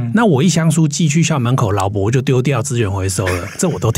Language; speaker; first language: Chinese; native; Chinese